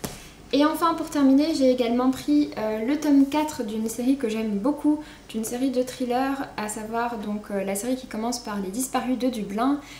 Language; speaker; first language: French; native; French